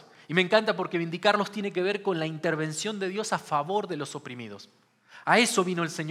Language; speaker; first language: Spanish; native; Spanish